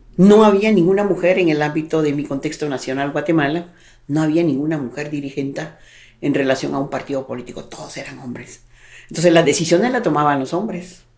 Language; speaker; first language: Spanish; native; Spanish